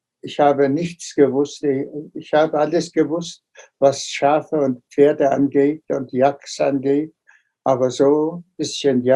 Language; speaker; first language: German; non-native, fluent; Tuvinian